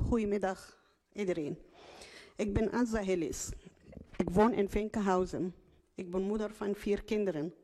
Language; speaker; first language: Dutch; non-native, learner; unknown